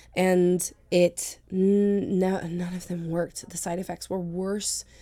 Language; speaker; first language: English; native; English